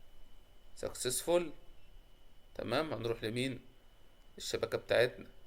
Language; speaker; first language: Arabic; native; Arabic